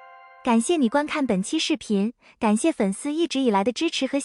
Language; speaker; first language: Chinese; native; Chinese